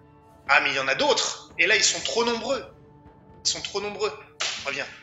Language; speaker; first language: French; native; French